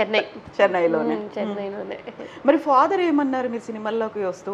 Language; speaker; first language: Telugu; native; Telugu